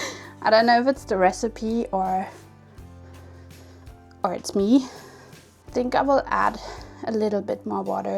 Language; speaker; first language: English; non-native, fluent; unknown